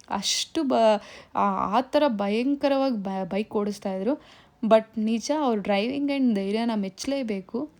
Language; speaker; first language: Kannada; non-native, local second language; Tamil